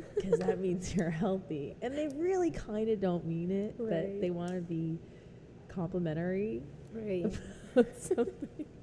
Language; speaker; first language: English; native; English